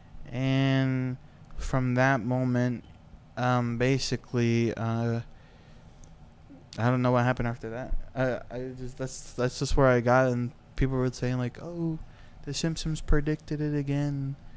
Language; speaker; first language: English; early bilingual, other home language; Spanish